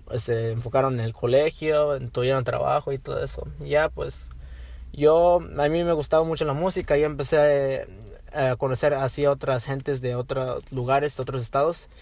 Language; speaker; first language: Spanish; early bilingual, heritage; Spanish